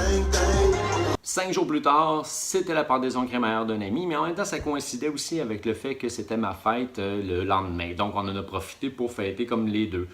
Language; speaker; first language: French; native; French